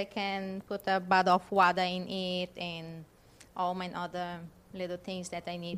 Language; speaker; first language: English; non-native, fluent; German